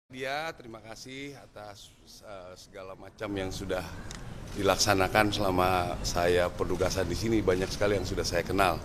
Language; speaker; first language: Indonesian; native; Indonesian